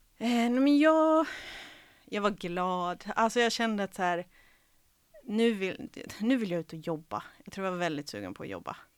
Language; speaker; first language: Swedish; early bilingual, other home language; Serbian